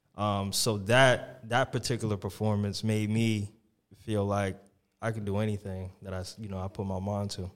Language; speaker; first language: English; native; English